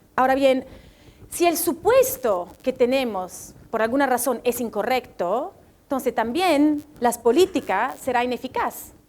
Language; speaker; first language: Spanish; non-native, fluent; Italian